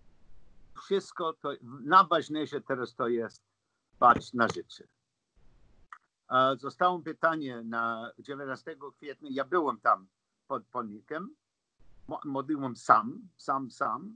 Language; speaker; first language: Polish; non-native, learner; English